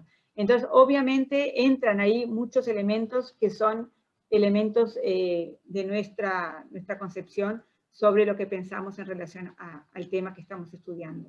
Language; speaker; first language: Spanish; non-native, fluent; Portuguese